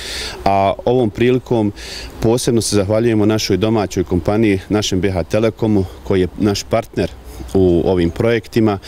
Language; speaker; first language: Croatian; native; Croatian